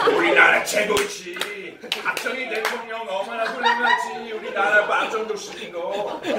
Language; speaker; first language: Korean; non-native, fluent; English